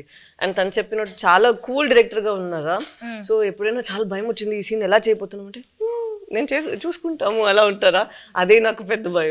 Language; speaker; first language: Telugu; non-native, fluent; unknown